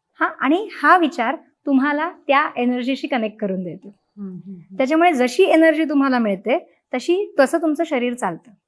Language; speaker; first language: Marathi; native; Marathi